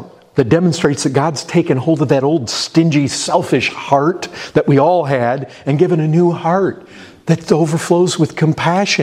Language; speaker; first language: English; native; English